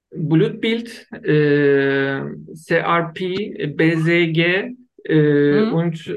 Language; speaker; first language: German; non-native, learner; Turkish